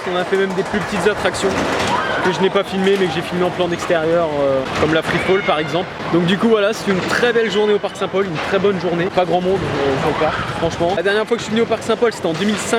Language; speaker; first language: French; native; French